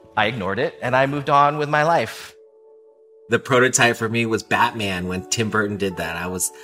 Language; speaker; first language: English; native; English